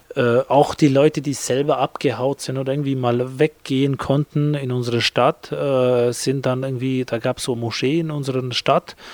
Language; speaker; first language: German; non-native, fluent; Albanian